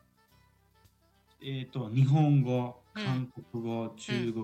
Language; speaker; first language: Japanese; non-native, fluent; Uzbek